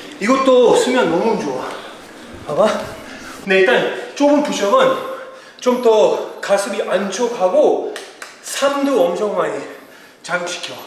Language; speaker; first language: Korean; early bilingual, heritage; Korean